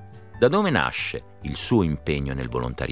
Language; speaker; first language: Italian; native; Italian